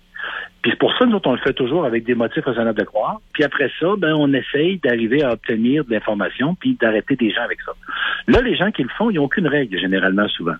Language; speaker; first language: French; native; French